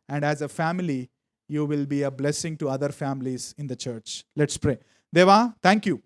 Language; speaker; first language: English; non-native, local second language; Telugu